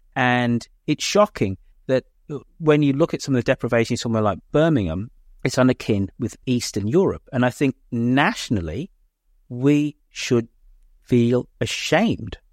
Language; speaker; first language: English; native; English